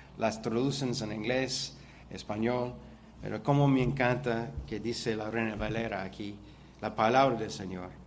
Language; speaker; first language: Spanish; non-native, fluent; English